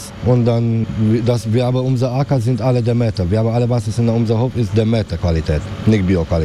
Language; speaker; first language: German; non-native, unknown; Romanian